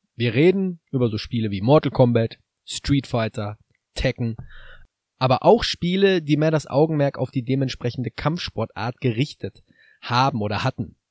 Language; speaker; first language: German; native; German